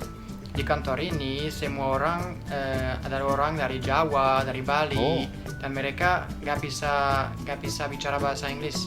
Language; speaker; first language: Indonesian; non-native, fluent; French